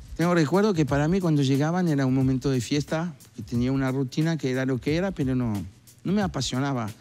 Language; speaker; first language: Spanish; non-native, fluent; French